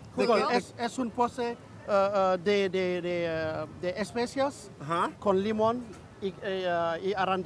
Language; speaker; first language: Spanish; non-native, learner; English